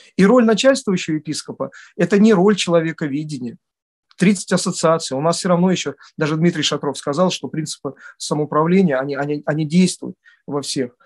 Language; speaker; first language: Russian; native; Russian